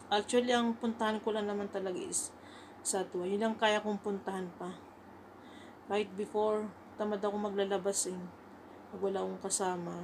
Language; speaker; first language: Filipino; native; Filipino